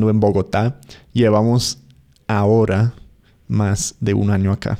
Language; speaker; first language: Spanish; non-native, fluent; English